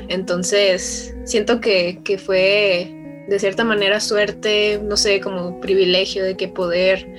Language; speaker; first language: Spanish; native; Spanish